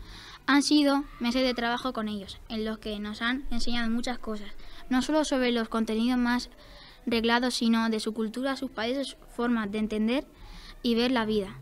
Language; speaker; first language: Spanish; native; Spanish